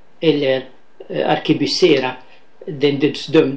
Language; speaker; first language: Swedish; non-native, fluent; Arabic